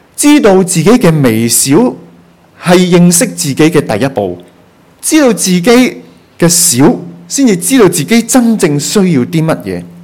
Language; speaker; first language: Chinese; non-native, local second language; Cantonese